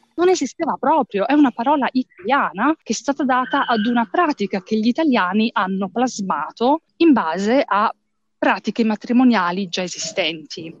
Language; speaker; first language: Italian; early bilingual, other home language; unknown